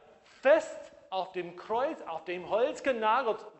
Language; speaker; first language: German; non-native, fluent; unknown